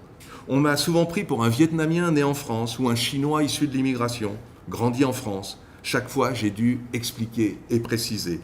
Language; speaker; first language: French; native; French